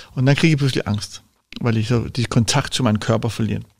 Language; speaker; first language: German; non-native, fluent; Danish